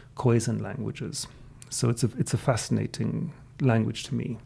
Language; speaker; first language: English; non-native, fluent; German